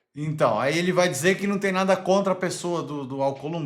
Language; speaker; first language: Portuguese; native; Portuguese